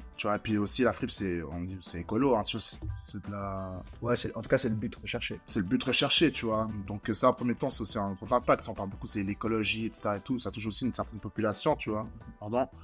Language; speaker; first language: French; native; French